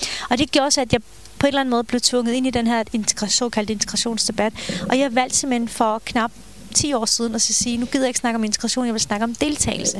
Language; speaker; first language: Danish; early bilingual, other home language; Turkish